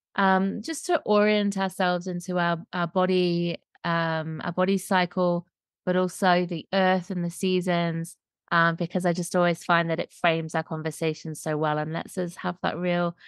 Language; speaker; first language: English; native; English